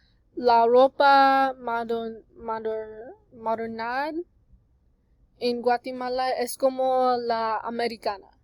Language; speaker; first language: Spanish; non-native, learner; English